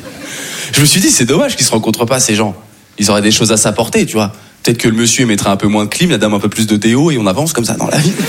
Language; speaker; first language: French; native; French